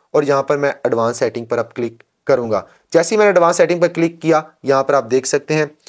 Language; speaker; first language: Urdu; non-native, local second language; Punjabi